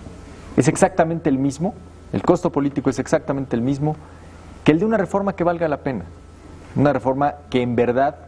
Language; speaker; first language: Spanish; native; Spanish